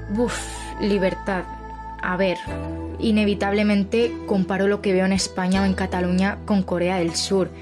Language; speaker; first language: Spanish; native; Spanish